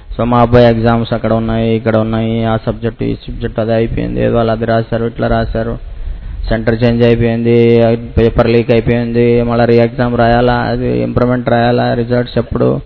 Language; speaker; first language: Telugu; non-native, fluent; Hindi